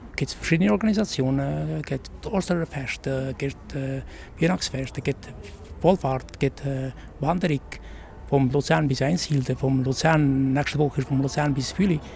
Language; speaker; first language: German; non-native, learner; Albanian